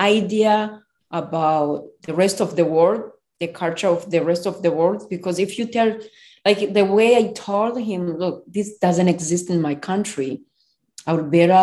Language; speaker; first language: English; non-native, local second language; Kinyarwanda